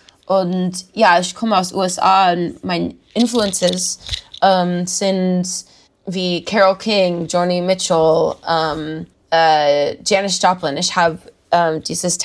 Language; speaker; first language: German; non-native, learner; English